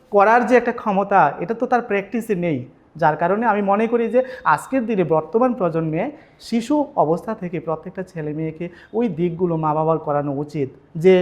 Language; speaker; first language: Bangla; native; Bangla